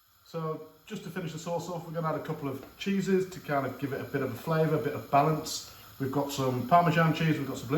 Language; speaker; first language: English; native; English